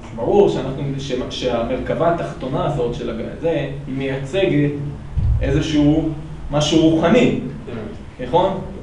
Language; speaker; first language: Hebrew; native; Hebrew